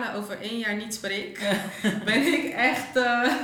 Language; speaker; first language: Dutch; early bilingual, other home language; Persian